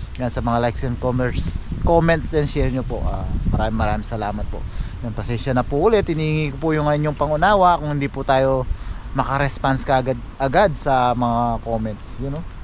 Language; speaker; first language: Filipino; non-native, local second language; Pampanga